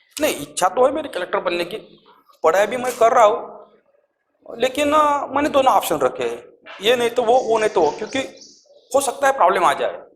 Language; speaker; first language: Hindi; non-native, local second language; Marathi